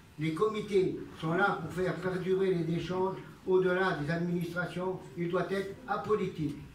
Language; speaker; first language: French; early bilingual, other home language; Italian